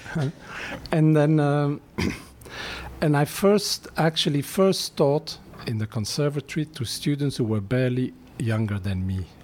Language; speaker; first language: English; non-native, fluent; Dutch